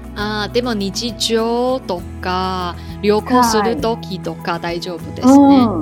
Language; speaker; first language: Japanese; non-native, learner; Chinese